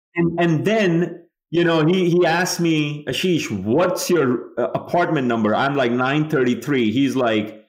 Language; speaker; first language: English; non-native, local second language; Bangla